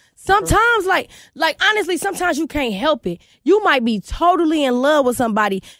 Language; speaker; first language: English; native; English